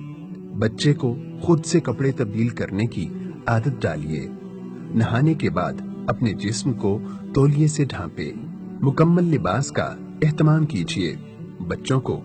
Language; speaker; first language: Urdu; native; Urdu